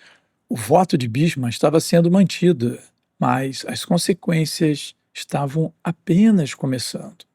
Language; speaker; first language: Portuguese; native; Portuguese